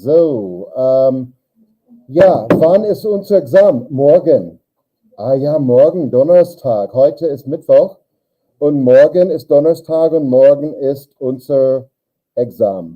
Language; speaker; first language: German; non-native, learner; English